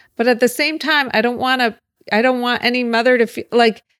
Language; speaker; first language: English; native; English